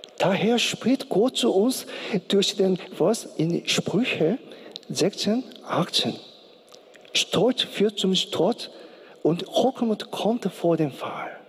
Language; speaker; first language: German; non-native, learner; Korean